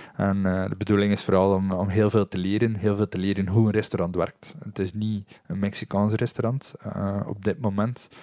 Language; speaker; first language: Dutch; native; Dutch